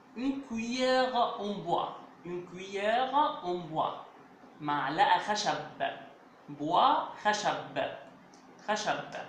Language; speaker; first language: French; non-native, fluent; Arabic